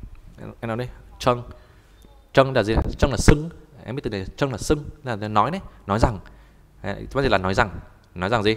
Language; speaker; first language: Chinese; non-native, fluent; Vietnamese